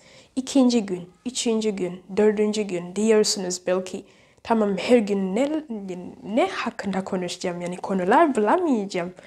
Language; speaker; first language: Turkish; non-native, learner; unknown